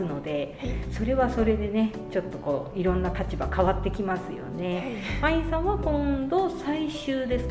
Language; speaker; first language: Japanese; native; Japanese